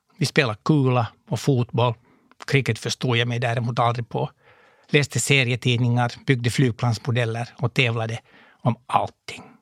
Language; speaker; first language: Swedish; native; Swedish